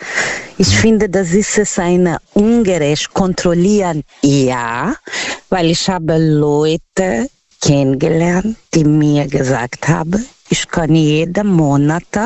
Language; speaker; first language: German; non-native, learner; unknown